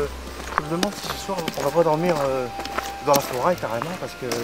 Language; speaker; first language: French; native; French